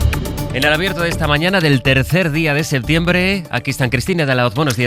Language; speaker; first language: Spanish; native; Spanish